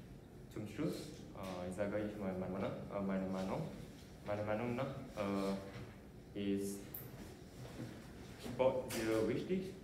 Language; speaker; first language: German; non-native, learner; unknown